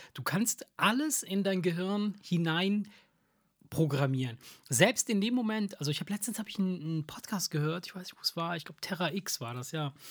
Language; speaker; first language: German; early bilingual, other home language; Italian